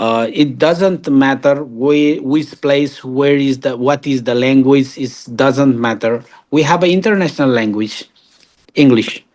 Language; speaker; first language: English; non-native, learner; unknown